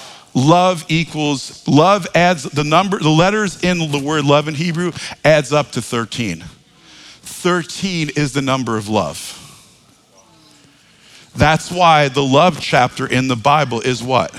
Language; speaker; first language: English; native; English